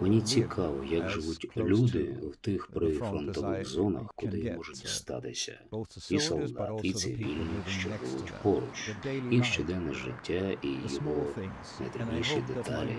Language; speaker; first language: Ukrainian; non-native, fluent; Swedish